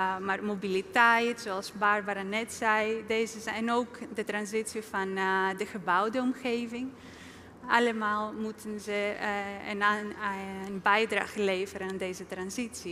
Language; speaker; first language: Dutch; non-native, fluent; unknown